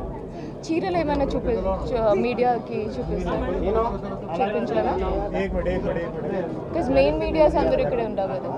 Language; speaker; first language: Telugu; non-native, fluent; Hindi